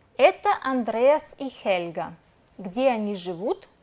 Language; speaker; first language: Russian; native; Russian